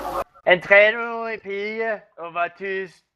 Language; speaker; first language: Swedish; native; Swedish